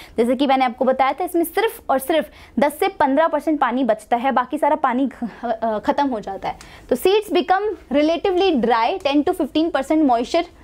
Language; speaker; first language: Hindi; native; Hindi